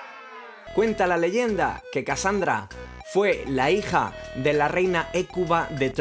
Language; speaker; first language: Spanish; native; Spanish